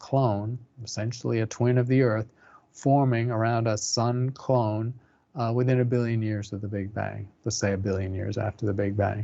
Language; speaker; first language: English; native; English